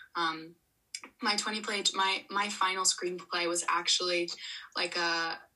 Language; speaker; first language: English; native; English